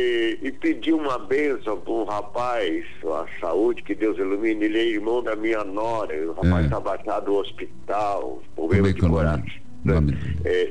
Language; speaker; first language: Portuguese; native; Portuguese